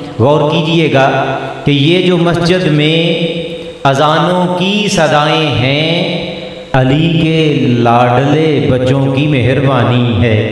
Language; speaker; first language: Urdu; non-native, local second language; Punjabi